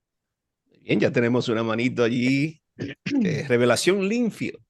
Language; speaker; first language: Spanish; native; Spanish